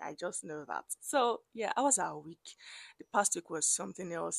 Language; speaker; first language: English; non-native, local second language; Yoruba